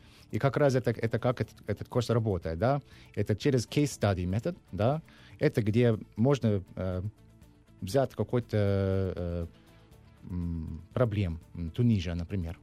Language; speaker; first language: Russian; non-native, learner; English